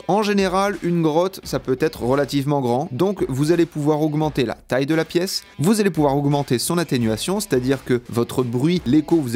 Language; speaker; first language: French; native; French